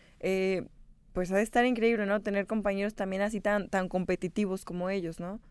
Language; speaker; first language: Spanish; native; Spanish